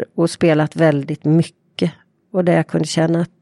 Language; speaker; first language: Swedish; native; Swedish